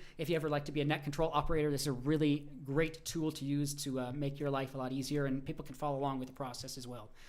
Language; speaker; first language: English; native; English